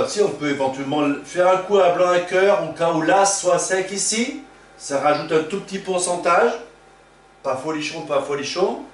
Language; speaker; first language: French; native; French